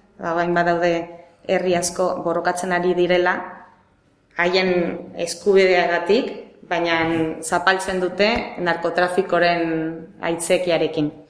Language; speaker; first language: Basque; non-native, local second language; Spanish